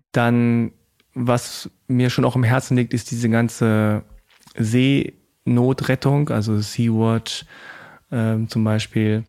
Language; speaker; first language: German; native; German